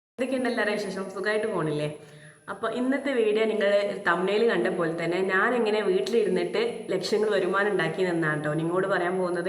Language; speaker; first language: Malayalam; native; Malayalam